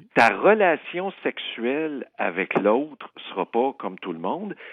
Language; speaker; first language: French; native; French